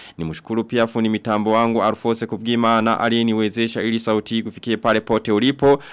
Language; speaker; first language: Swahili; non-native, local second language; Rundi